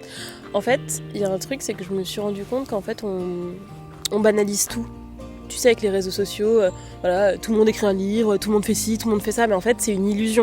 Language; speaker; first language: French; native; French